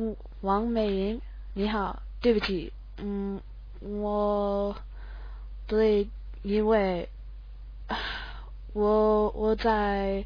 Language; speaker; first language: Chinese; non-native, learner; English